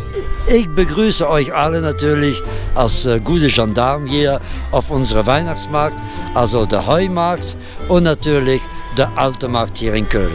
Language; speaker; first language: German; non-native, fluent; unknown